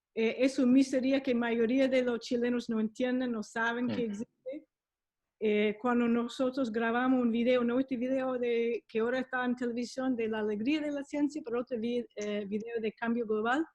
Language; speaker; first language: Spanish; non-native, fluent; English